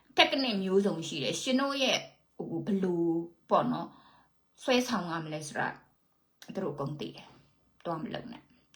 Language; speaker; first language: Burmese; native; Burmese